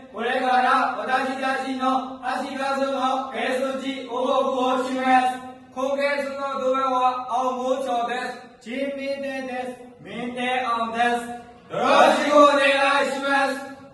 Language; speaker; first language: Japanese; non-native, learner; Burmese